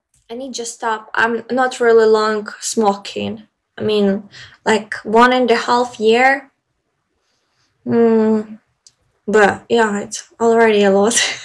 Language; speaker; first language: English; non-native, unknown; Ukrainian